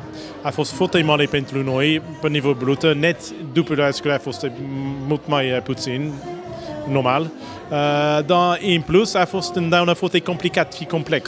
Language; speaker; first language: Romanian; non-native, learner; English